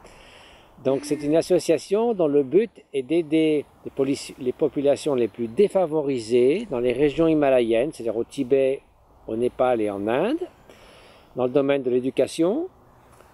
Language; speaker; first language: French; native; French